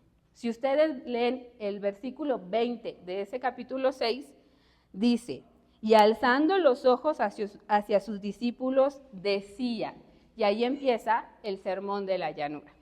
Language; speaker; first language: Spanish; native; Spanish